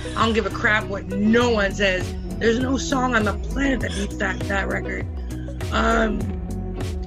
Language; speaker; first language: English; native; English